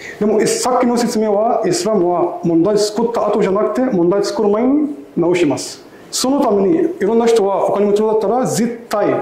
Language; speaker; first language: Japanese; non-native, learner; Arabic